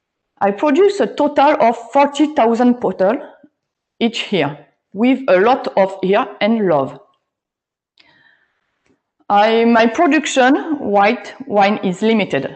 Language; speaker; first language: English; non-native, learner; French